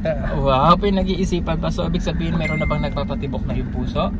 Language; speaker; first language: Filipino; native; Filipino